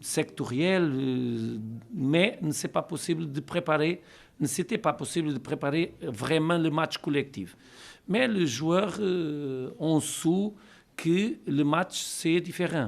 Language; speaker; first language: French; non-native, learner; Portuguese